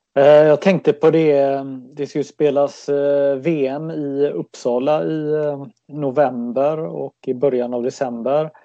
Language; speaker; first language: Swedish; native; Swedish